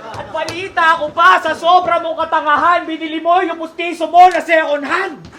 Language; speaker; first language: Filipino; non-native, local second language; Pampanga